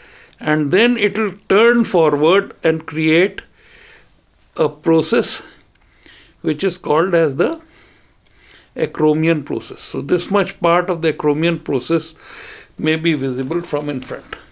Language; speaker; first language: English; non-native, local second language; Hindi